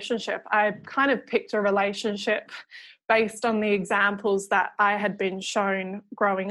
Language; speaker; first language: English; native; English